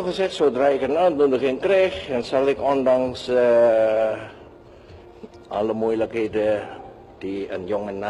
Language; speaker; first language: Dutch; non-native, local second language; Javanese